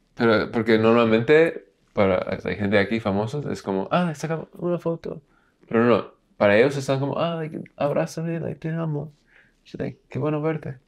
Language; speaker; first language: Spanish; non-native, learner; English